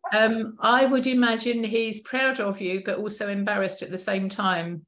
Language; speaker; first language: English; native; English